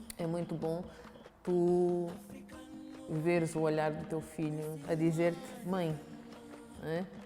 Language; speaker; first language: Portuguese; native; Portuguese